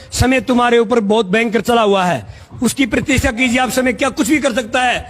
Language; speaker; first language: Hindi; native; Hindi